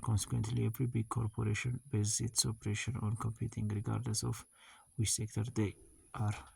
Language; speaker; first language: English; non-native, local second language; Amharic